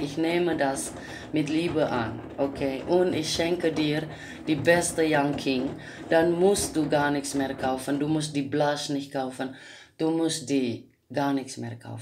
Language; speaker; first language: German; non-native, learner; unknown